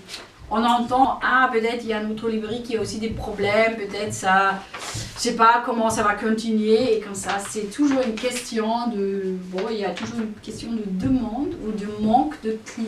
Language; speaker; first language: French; non-native, fluent; German